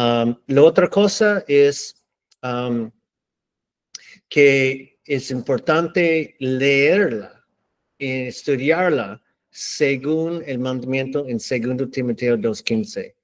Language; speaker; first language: Spanish; non-native, learner; English